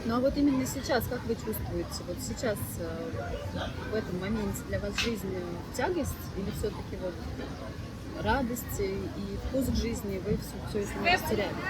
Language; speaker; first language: Russian; native; Russian